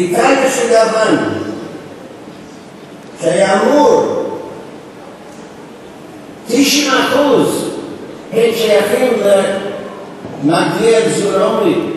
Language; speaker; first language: Hebrew; non-native, fluent; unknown